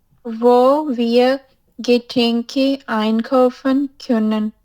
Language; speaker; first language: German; non-native, learner; Urdu